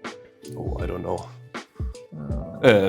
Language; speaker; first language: English; non-native, fluent; German